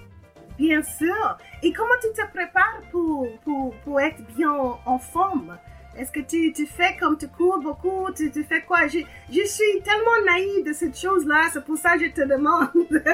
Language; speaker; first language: French; non-native, learner; English